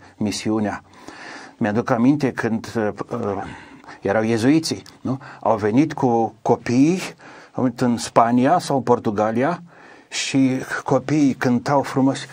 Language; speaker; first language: Romanian; native; Romanian